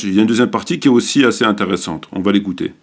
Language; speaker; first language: French; native; French